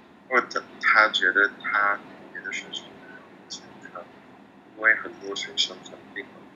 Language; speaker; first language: Chinese; non-native, learner; English